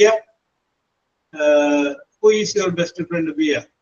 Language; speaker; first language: English; non-native, fluent; Malayalam